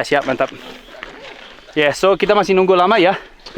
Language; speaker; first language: Indonesian; non-native, learner; English